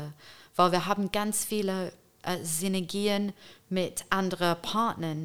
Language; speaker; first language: German; non-native, fluent; English